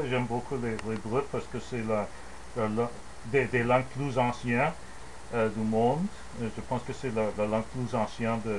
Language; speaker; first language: French; non-native, learner; English